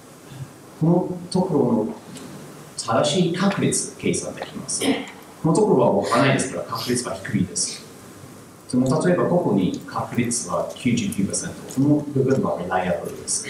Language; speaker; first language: Japanese; non-native, learner; English